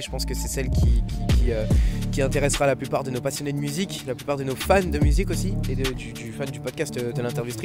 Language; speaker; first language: French; native; French